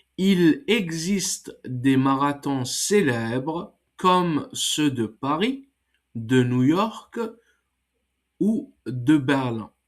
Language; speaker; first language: French; non-native, fluent; English